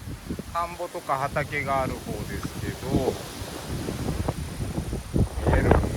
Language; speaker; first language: Japanese; native; Japanese